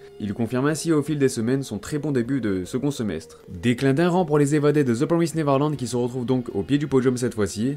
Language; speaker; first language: French; native; French